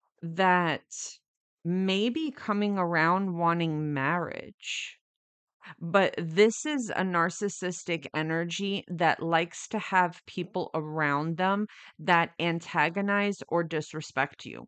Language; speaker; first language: English; native; English